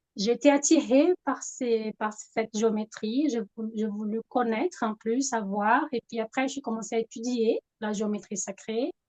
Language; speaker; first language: French; non-native, fluent; Portuguese